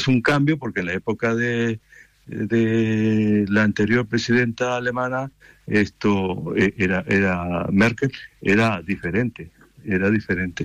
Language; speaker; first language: Spanish; native; Spanish